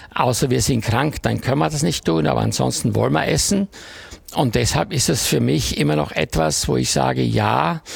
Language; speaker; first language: German; native; German